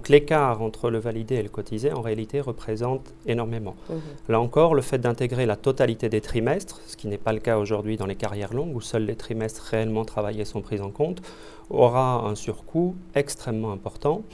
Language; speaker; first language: French; native; French